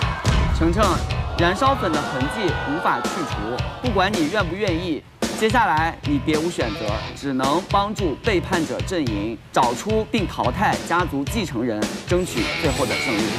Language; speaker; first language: Chinese; native; Chinese